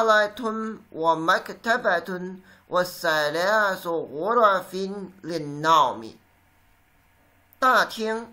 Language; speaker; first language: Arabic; non-native, fluent; Chinese